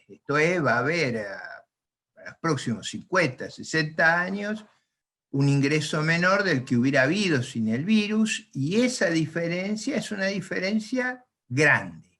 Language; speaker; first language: Spanish; native; Spanish